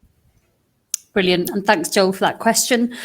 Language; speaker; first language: English; native; English